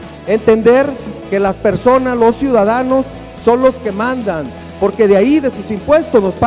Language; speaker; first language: Spanish; native; Spanish